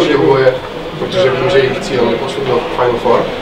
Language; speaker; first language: Russian; non-native, learner; Czech